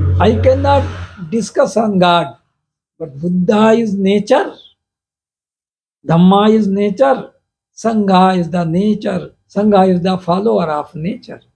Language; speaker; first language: English; non-native, local second language; Hindi